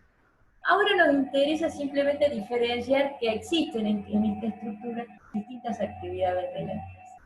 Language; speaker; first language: Spanish; native; Spanish